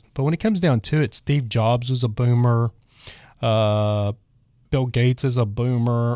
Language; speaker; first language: English; native; English